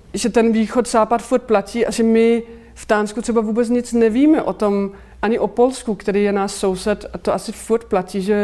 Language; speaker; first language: Czech; non-native, fluent; Danish